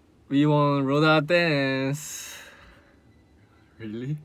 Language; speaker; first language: English; non-native, learner; Korean